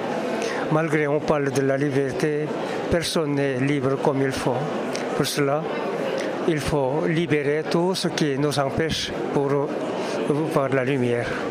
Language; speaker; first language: French; non-native, fluent; Korean